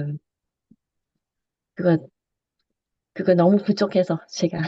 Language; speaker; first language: Korean; non-native, learner; Thai